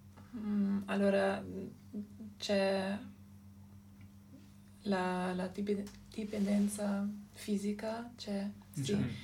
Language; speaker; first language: Italian; non-native, local second language; German